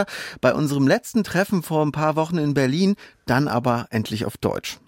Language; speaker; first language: German; native; German